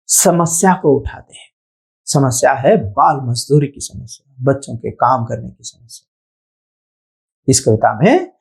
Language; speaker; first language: Hindi; non-native, local second language; Telugu